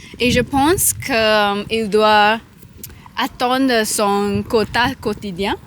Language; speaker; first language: French; non-native, learner; English